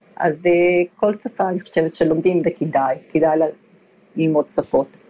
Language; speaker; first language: Hebrew; early bilingual, other home language; Polish